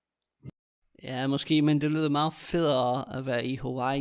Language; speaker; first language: Danish; native; Danish